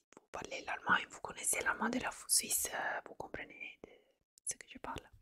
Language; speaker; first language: French; non-native, fluent; Italian